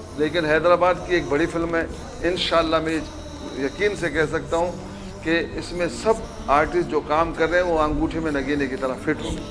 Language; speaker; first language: Urdu; non-native, local second language; Pashto